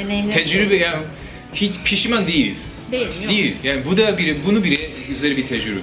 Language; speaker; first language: Turkish; non-native, fluent; Japanese